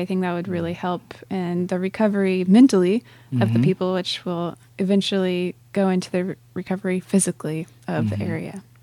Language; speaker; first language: English; native; English